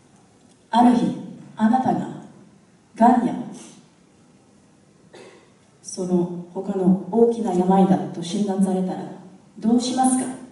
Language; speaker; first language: Japanese; non-native, fluent; English